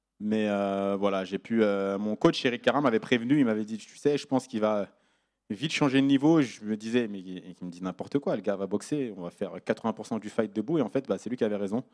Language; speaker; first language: French; native; French